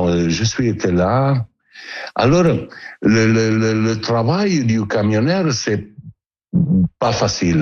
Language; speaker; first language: French; non-native, learner; Italian